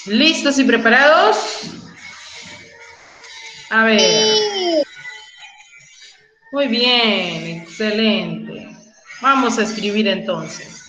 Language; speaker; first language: Spanish; native; Spanish